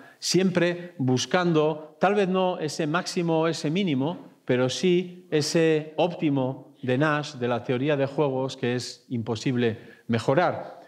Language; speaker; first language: Spanish; native; Spanish